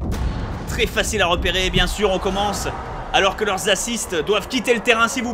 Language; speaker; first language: French; native; French